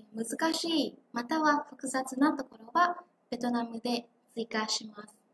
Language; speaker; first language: Japanese; non-native, fluent; Vietnamese